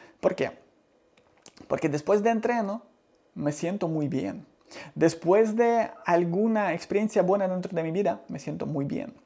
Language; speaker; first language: Spanish; non-native, learner; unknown